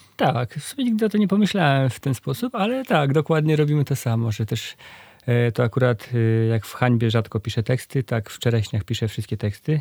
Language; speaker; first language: Polish; native; Polish